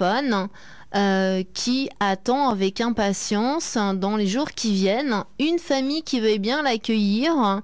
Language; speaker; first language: French; native; French